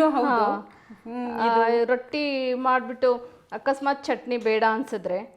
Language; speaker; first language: Kannada; native; Kannada